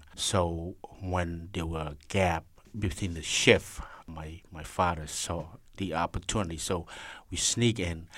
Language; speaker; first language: English; non-native, learner; Khmer